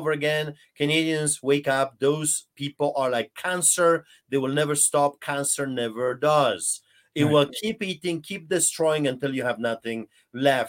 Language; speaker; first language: English; non-native, fluent; Polish